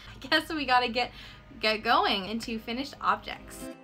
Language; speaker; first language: English; native; English